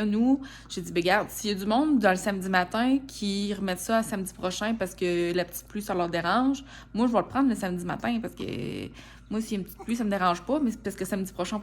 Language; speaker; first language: French; native; French